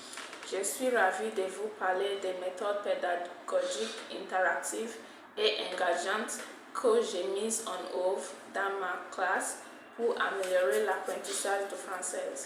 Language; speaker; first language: French; non-native, fluent; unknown